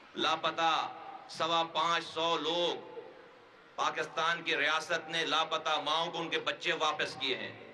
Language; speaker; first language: Urdu; native; Urdu